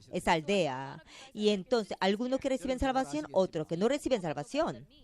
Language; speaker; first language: Spanish; non-native, fluent; Korean